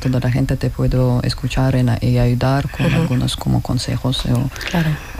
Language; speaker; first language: Spanish; non-native, learner; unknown